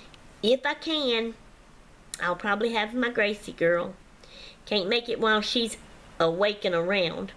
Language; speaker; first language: English; native; English